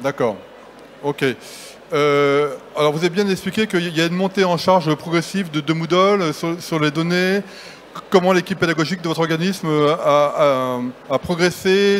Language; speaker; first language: French; native; French